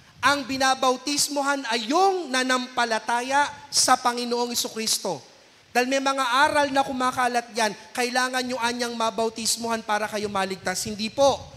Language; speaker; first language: Filipino; native; Filipino